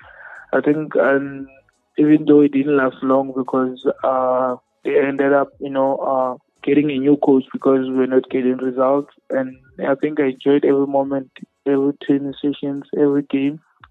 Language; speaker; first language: English; non-native, local second language; Northern Sotho